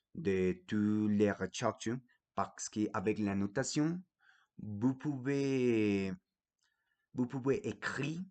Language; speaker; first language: French; non-native, fluent; Spanish